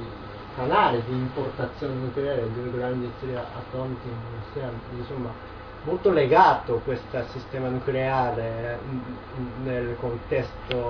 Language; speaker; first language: Italian; non-native, learner; Japanese